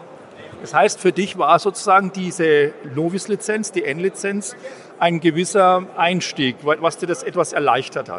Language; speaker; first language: German; native; German